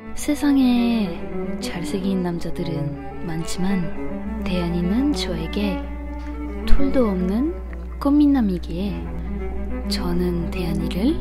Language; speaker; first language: Korean; non-native, fluent; French